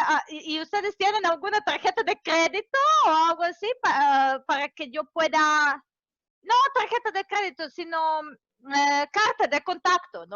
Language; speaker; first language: Spanish; non-native, fluent; Serbian